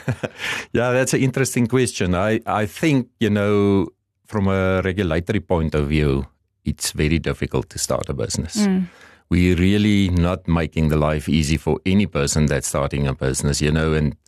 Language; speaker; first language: English; non-native, local second language; Afrikaans